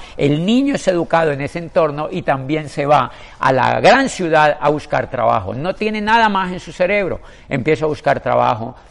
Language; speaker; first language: Spanish; native; Spanish